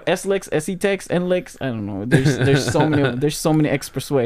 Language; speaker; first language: English; non-native, local second language; Pampanga